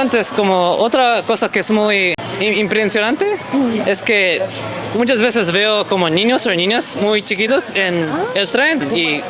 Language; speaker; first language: Spanish; early bilingual, heritage; Spanish